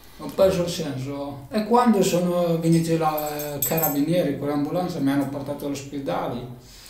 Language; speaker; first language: Italian; non-native, learner; Arabic